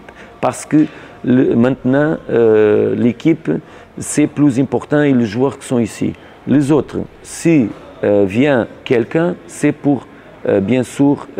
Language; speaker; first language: French; non-native, learner; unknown